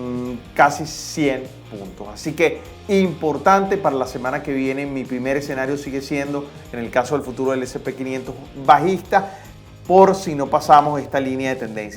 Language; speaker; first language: Spanish; native; Spanish